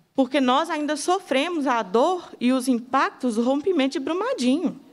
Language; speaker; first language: Portuguese; native; Portuguese